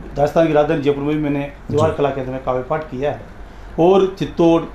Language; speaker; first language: Hindi; native; Hindi